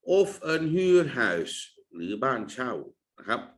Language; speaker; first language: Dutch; non-native, fluent; Thai